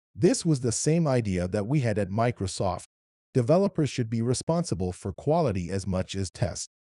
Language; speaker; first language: English; non-native, fluent; Arabic